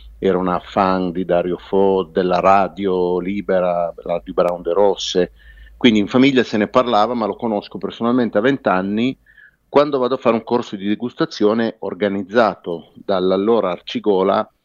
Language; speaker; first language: Italian; native; Italian